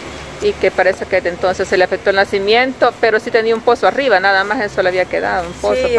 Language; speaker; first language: Spanish; native; Spanish